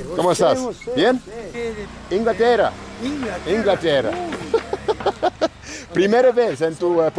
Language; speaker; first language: Spanish; non-native, learner; English